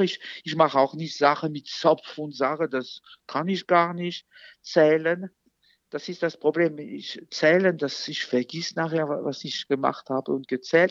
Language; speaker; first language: German; non-native, fluent; French